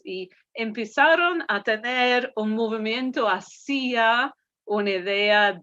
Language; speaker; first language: Spanish; non-native, fluent; English